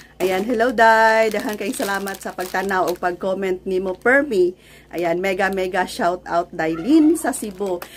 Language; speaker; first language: Filipino; non-native, local second language; Cebuano